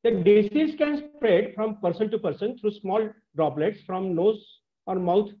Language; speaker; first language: English; non-native, local second language; Marathi